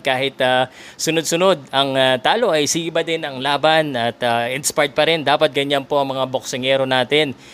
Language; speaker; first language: Filipino; native; Filipino